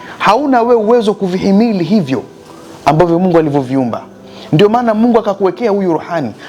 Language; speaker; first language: Swahili; native; Swahili